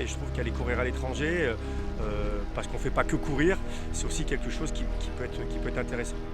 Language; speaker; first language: French; native; French